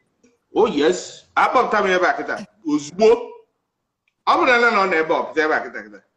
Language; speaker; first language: Igbo; native; Igbo